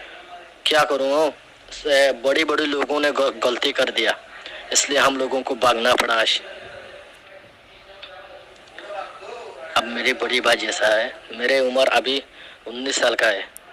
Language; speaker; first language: Hindi; non-native, learner; Rohingya